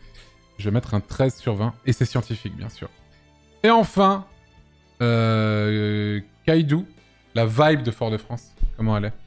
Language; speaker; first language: French; native; French